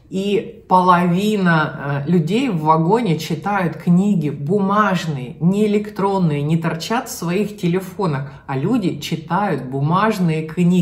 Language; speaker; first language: Russian; native; Russian